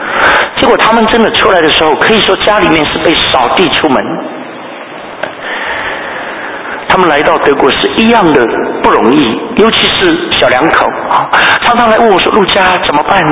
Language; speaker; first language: Chinese; native; Chinese